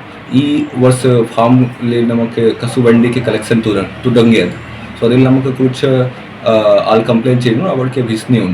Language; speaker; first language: Malayalam; non-native, learner; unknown